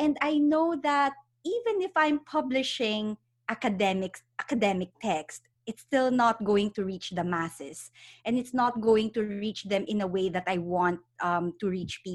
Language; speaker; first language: English; non-native, local second language; Filipino